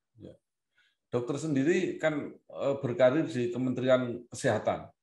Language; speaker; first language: Indonesian; native; Indonesian